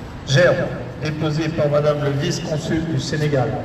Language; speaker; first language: French; native; French